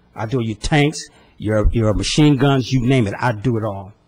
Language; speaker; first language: English; native; English